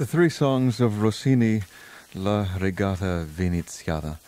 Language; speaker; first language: English; native; English